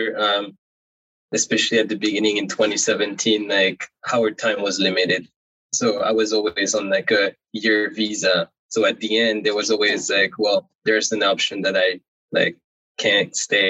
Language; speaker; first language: English; non-native, fluent; French